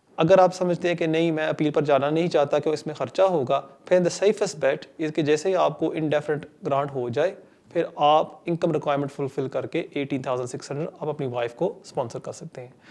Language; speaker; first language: Urdu; non-native, local second language; Punjabi